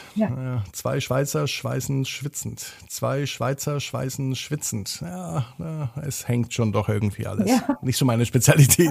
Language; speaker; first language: German; native; German